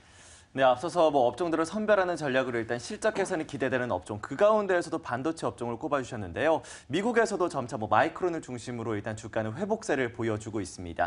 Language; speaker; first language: Korean; native; Korean